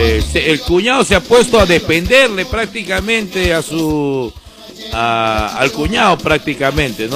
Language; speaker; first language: Spanish; native; Spanish